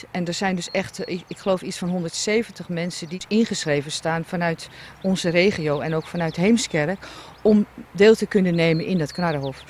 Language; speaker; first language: Dutch; native; Dutch